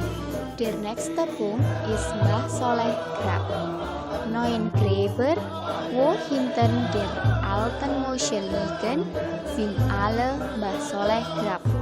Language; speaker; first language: German; non-native, learner; Indonesian